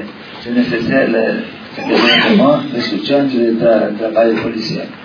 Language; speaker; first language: French; non-native, learner; Portuguese